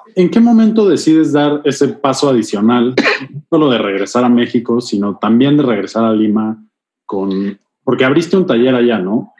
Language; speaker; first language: Spanish; native; Spanish